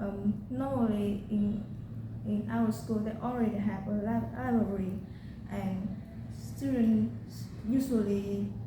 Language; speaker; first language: English; non-native, learner; Vietnamese